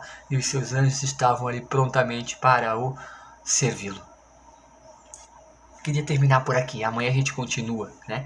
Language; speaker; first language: Portuguese; native; Portuguese